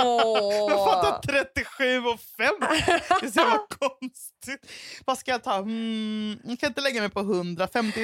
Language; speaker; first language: Swedish; native; Swedish